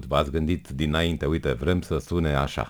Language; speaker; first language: Romanian; native; Romanian